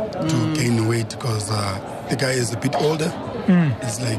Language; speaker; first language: English; non-native, local second language; Xhosa